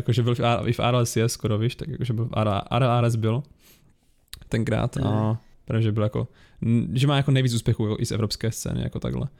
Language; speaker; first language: Czech; native; Czech